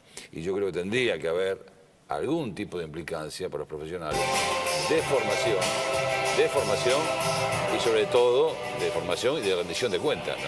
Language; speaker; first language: Spanish; native; Spanish